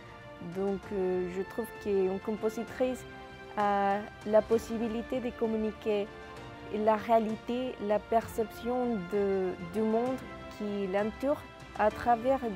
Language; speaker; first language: French; non-native, fluent; Spanish